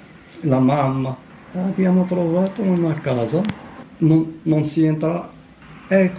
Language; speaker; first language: Italian; non-native, learner; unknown